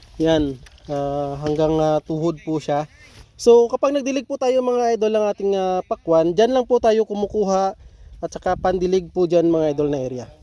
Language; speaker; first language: Filipino; non-native, local second language; Hiligaynon